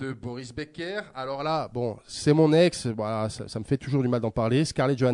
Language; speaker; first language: French; native; French